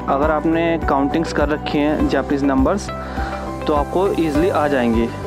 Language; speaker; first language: Hindi; native; Hindi